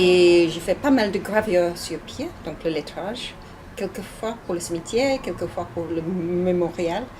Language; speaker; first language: French; non-native, learner; English